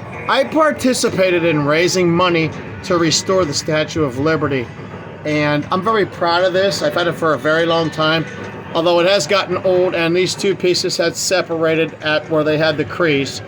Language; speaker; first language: English; native; English